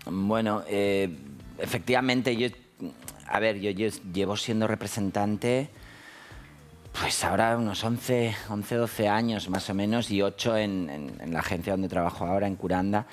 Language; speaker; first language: Spanish; native; Spanish